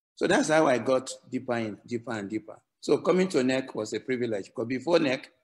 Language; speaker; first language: English; non-native, local second language; Yoruba